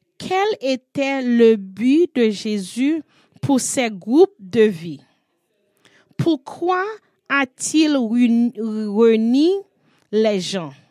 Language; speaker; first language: French; non-native, learner; English